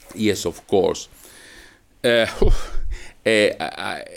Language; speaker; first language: English; non-native, learner; Spanish